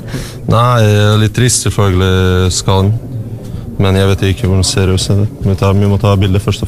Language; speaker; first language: Norwegian; non-native, learner; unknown